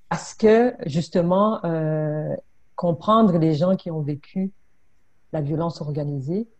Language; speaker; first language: French; non-native, local second language; Kinyarwanda